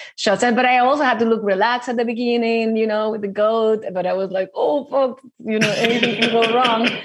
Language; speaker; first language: English; non-native, fluent; Spanish